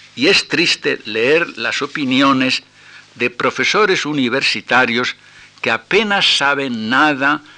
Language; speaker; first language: Spanish; native; Spanish